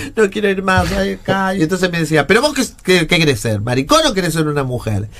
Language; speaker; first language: Spanish; native; Spanish